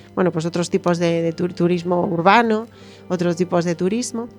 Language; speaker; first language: Spanish; native; Spanish